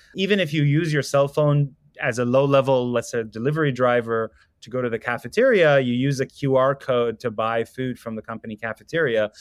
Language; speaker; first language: English; non-native, fluent; Persian